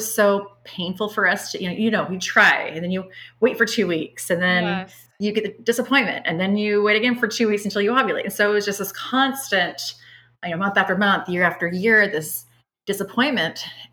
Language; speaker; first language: English; native; English